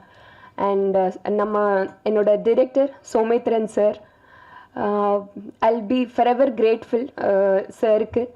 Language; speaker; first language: Tamil; non-native, learner; Telugu